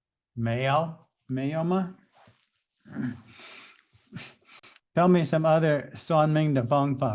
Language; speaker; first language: Chinese; non-native, fluent; English